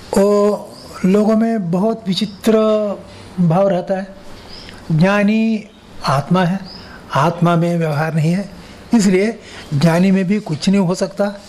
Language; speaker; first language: Hindi; non-native, local second language; Kannada